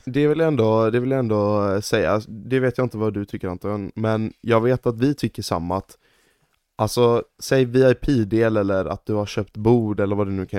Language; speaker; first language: Swedish; native; Swedish